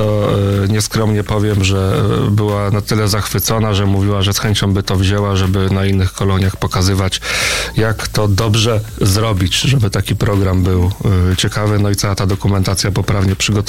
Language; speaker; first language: Polish; native; Polish